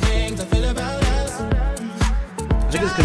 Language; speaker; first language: English; native; English